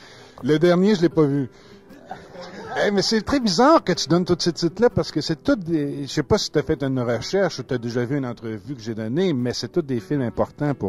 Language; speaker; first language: French; native; French